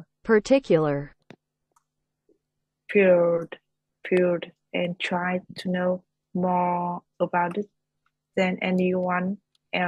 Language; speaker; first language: English; non-native, learner; Vietnamese